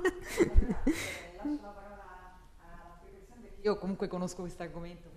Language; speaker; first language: Italian; native; Italian